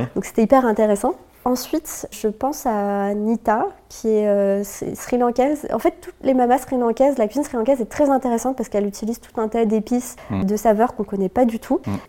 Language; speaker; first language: French; native; French